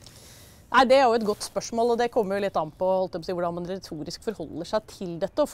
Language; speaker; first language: Norwegian; native; Norwegian